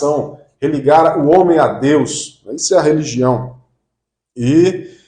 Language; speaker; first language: Portuguese; native; Portuguese